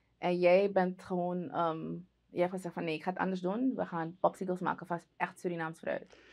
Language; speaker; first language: Dutch; native; Dutch